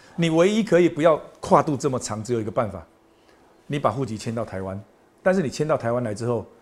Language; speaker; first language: Chinese; non-native, local second language; Min Nan Chinese